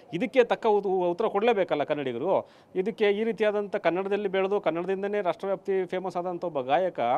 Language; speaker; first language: Kannada; native; Kannada